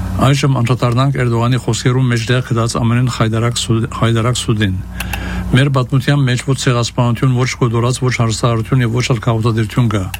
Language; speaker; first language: Armenian; early bilingual, heritage; Armenian